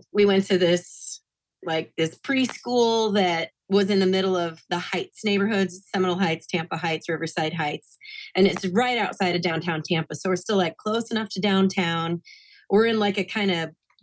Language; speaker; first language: English; native; English